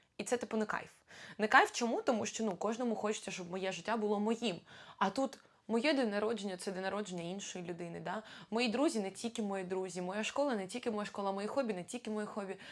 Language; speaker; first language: Ukrainian; non-native, local second language; Russian